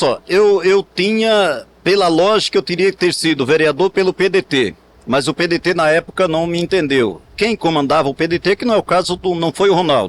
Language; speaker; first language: Portuguese; native; Portuguese